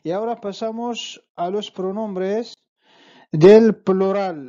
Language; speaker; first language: Spanish; non-native, fluent; Arabic